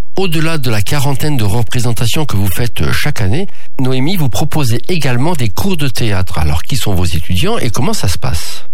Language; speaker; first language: French; native; French